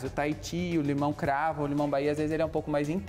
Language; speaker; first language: Portuguese; native; Portuguese